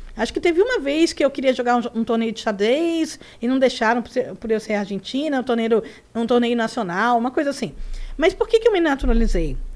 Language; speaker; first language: Portuguese; early bilingual, other home language; Spanish